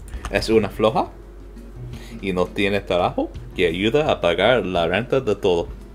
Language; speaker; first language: Spanish; non-native, learner; English